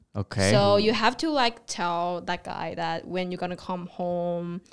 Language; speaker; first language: English; non-native, fluent; Chinese